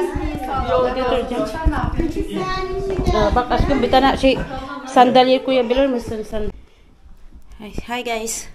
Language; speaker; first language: Turkish; non-native, learner; Filipino